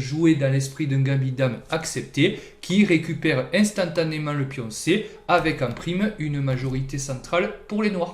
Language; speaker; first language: French; native; French